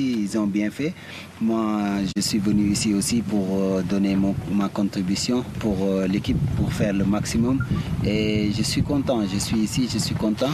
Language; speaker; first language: French; early bilingual, heritage; Italian